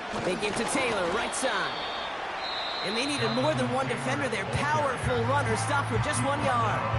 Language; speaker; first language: English; native; English